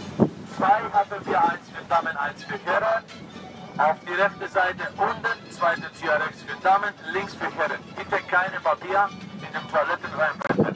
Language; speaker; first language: German; non-native, learner; Greek